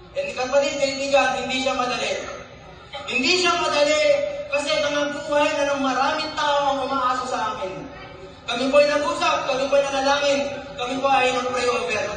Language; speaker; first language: Filipino; non-native, local second language; Iloko